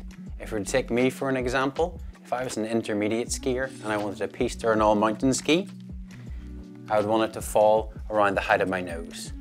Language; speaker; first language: English; native; English